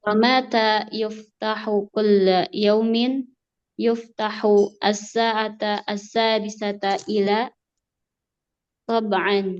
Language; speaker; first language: Arabic; non-native, learner; Indonesian